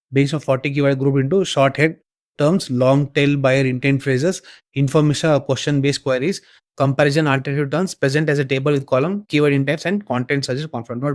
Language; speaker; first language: English; non-native, local second language; Kannada